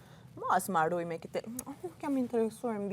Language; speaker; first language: Albanian; early bilingual, heritage; Italian